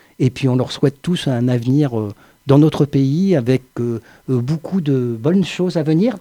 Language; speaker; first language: French; native; French